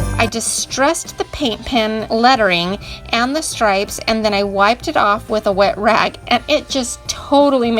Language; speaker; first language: English; native; English